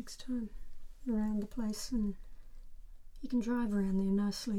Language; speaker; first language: English; native; English